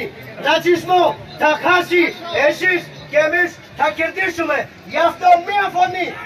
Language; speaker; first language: Greek; non-native, fluent; Urdu